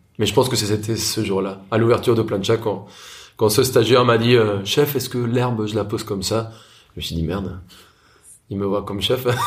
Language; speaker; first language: French; non-native, fluent; Spanish